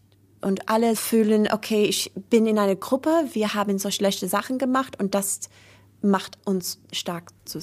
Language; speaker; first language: German; non-native, learner; English